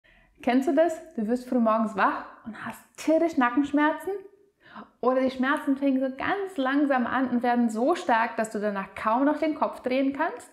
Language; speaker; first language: German; native; German